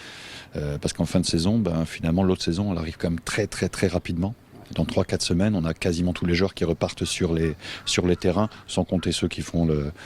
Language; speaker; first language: French; native; French